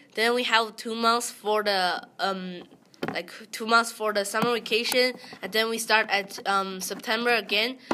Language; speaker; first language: English; early bilingual, other home language; Chinese